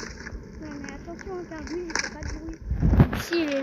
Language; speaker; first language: French; native; French